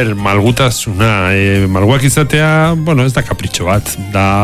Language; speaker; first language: Basque; native; Basque